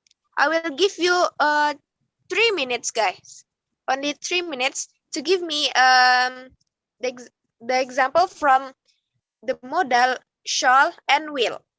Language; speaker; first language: English; non-native, learner; Indonesian